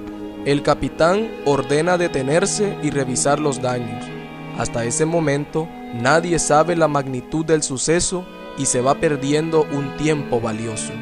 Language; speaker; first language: Spanish; native; Spanish